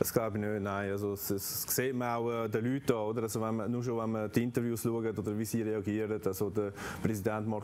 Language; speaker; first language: German; native; German